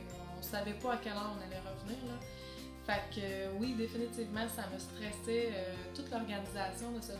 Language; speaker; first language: French; native; French